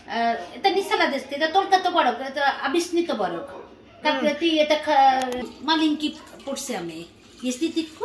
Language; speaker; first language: Russian; non-native, learner; Bangla